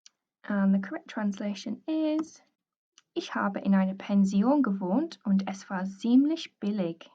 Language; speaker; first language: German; non-native, fluent; English